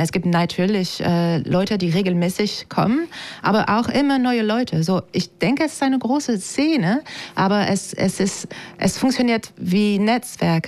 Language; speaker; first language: German; non-native, fluent; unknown